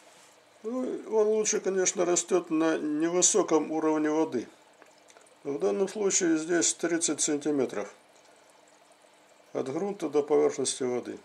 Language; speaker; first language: Russian; native; Russian